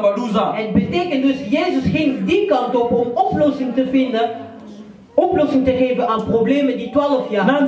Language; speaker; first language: Dutch; early bilingual, other home language; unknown